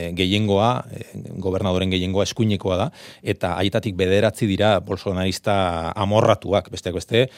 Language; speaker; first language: Basque; native; Basque